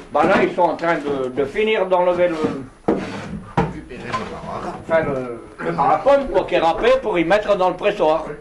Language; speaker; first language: French; native; French